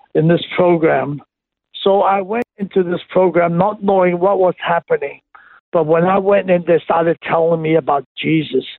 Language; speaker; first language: English; non-native, local second language; Cantonese